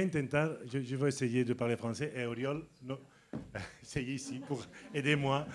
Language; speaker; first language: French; non-native, learner; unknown